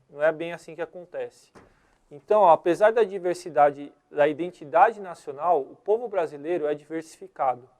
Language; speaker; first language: Portuguese; native; Portuguese